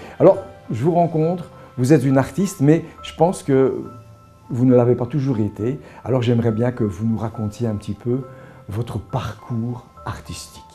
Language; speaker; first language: French; native; French